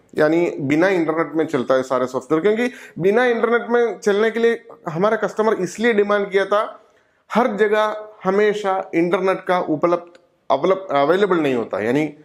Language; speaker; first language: Hindi; non-native, local second language; Malayalam